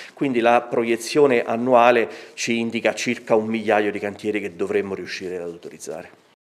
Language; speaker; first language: Italian; native; Italian